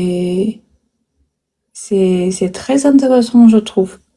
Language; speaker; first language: French; non-native, learner; Spanish